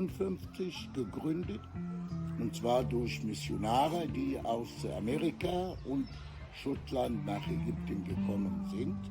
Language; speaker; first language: German; non-native, fluent; Arabic